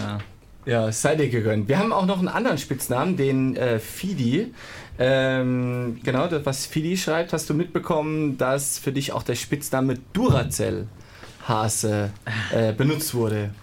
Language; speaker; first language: German; native; German